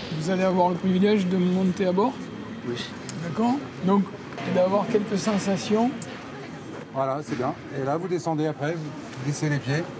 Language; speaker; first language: French; native; French